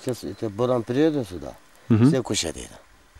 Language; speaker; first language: Russian; non-native, learner; Azerbaijani